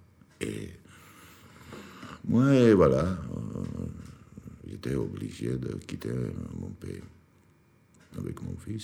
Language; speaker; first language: French; non-native, learner; Georgian